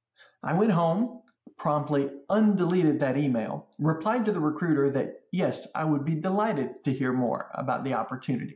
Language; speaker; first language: English; native; English